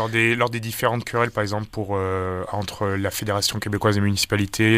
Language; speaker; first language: French; native; French